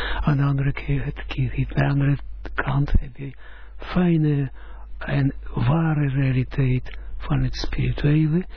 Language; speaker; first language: Dutch; non-native, fluent; Russian